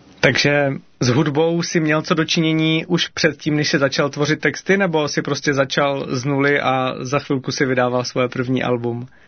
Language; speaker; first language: Czech; native; Czech